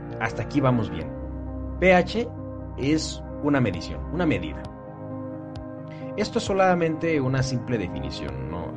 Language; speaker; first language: Spanish; native; Spanish